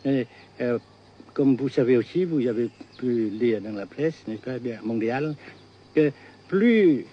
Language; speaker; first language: French; non-native, fluent; Vietnamese